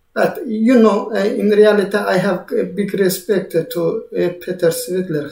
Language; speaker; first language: English; non-native, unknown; Azerbaijani